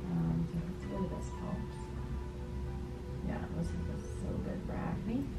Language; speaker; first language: English; native; English